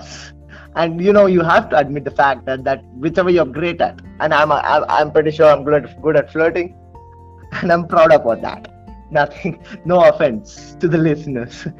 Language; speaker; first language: English; non-native, local second language; Telugu